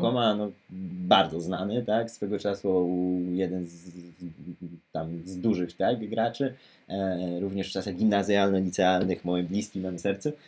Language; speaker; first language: Polish; native; Polish